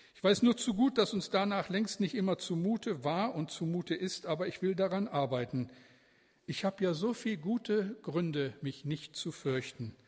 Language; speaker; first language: German; native; German